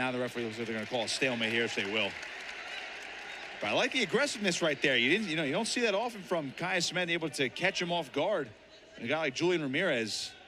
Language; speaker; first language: English; native; English